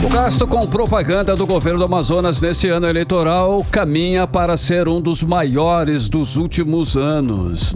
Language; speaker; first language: Portuguese; native; Portuguese